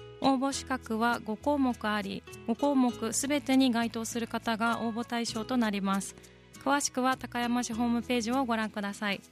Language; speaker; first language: Japanese; native; Japanese